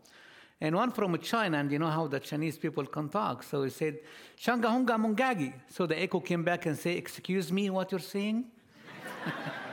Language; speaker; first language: English; non-native, fluent; Arabic